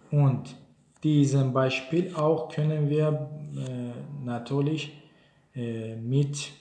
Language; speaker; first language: German; non-native, learner; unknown